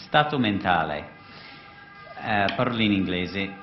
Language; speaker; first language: Italian; non-native, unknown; English